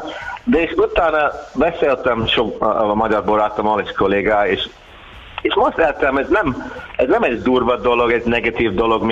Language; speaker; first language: Hungarian; non-native, learner; English